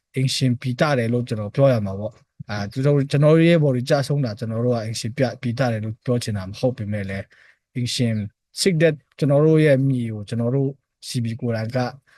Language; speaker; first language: Burmese; non-native, local second language; Hakha Chin